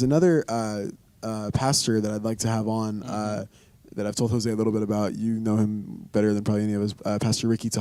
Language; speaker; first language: English; native; English